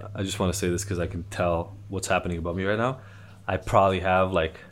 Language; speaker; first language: English; non-native, fluent; Hebrew